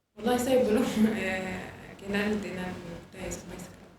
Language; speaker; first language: Indonesian; non-native, learner; Arabic